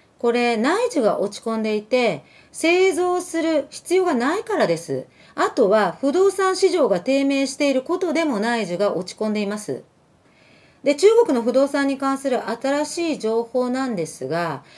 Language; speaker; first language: Japanese; early bilingual, other home language; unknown